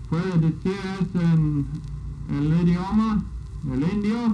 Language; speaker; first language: Spanish; non-native, fluent; English